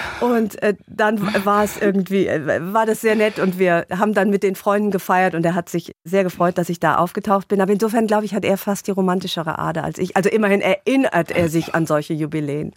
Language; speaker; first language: German; native; German